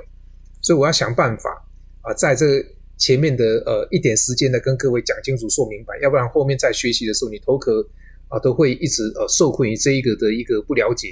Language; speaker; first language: Chinese; native; Chinese